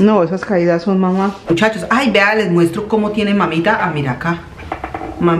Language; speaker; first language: Spanish; native; Spanish